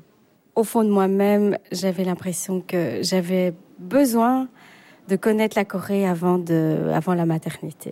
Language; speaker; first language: French; native; French